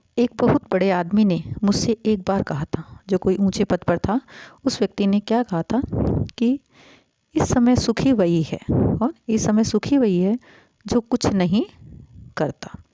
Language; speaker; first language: Hindi; native; Hindi